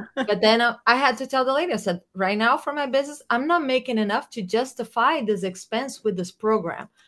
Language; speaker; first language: English; non-native, fluent; Portuguese